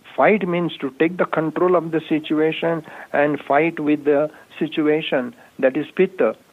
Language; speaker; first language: English; non-native, local second language; Marathi